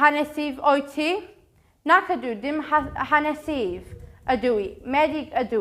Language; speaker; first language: Welsh; non-native, local second language; Kurdish